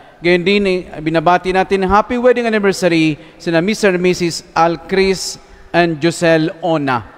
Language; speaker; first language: Filipino; non-native, local second language; Cebuano